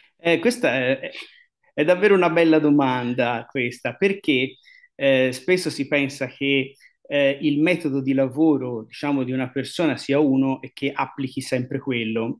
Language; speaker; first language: Italian; native; Italian